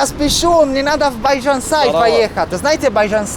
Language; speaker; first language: Russian; non-native, learner; Italian